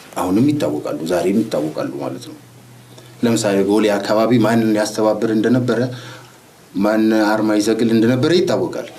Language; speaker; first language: Amharic; non-native, local second language; Oromo